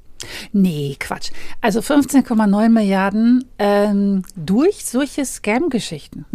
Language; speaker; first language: German; native; German